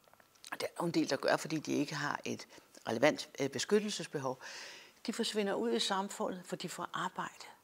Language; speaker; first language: Danish; native; Danish